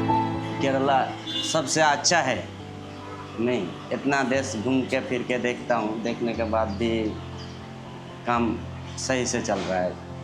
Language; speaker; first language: Hindi; non-native, local second language; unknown